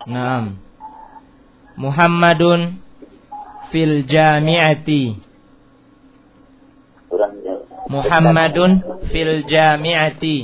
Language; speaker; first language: Arabic; non-native, fluent; Indonesian